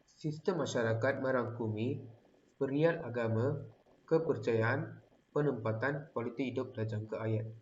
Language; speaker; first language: Malay; non-native, local second language; Tamil